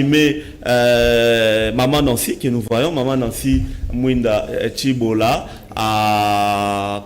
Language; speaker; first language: French; non-native, local second language; Lingala